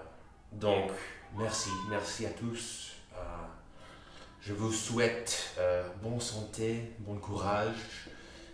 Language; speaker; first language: French; non-native, fluent; English